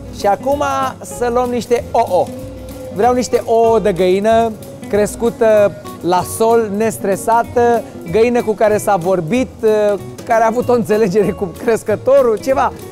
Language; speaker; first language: Romanian; native; Romanian